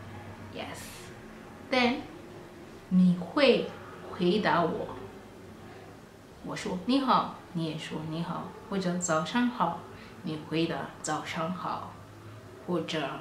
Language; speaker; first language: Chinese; non-native, fluent; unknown